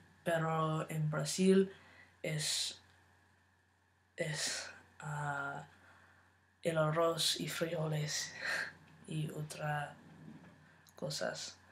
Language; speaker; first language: Spanish; non-native, learner; English